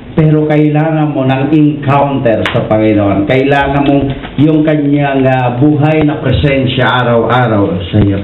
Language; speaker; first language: Filipino; non-native, local second language; Iloko